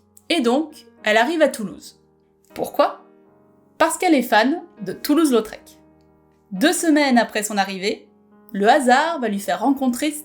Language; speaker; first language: French; native; French